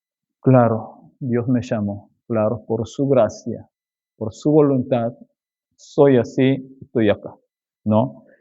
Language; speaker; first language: Spanish; non-native, fluent; Korean